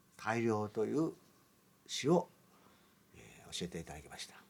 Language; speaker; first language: Japanese; native; Japanese